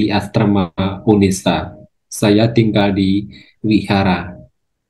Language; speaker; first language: Indonesian; non-native, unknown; Khmer